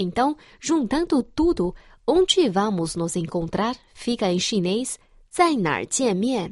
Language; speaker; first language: Portuguese; non-native, fluent; Chinese